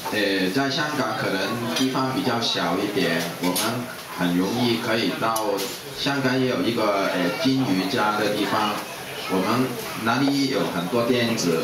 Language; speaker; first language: Chinese; non-native, local second language; Cantonese